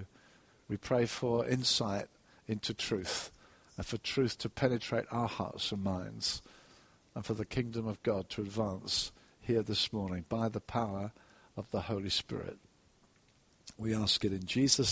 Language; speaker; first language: English; native; English